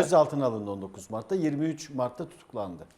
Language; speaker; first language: Turkish; native; Turkish